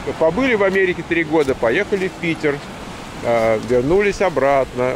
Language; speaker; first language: Russian; native; Russian